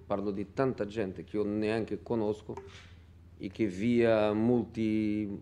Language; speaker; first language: Italian; non-native, fluent; Portuguese